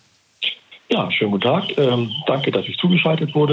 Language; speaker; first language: German; native; German